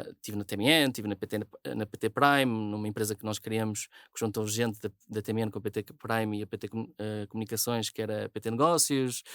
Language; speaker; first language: Portuguese; early bilingual, heritage; Portuguese